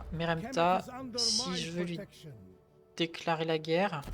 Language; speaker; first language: French; native; French